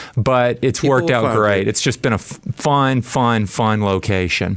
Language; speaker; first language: English; native; English